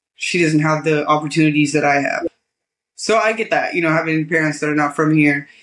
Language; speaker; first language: English; early bilingual, other home language; Malay